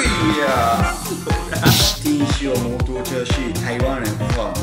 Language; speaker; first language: Chinese; non-native, fluent; Japanese